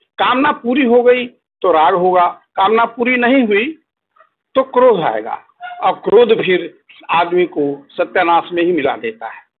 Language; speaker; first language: Hindi; native; Hindi